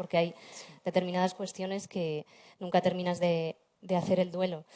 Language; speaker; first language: Spanish; native; Spanish